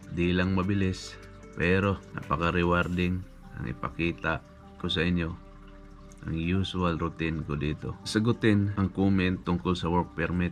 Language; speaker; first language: Filipino; non-native, local second language; Cebuano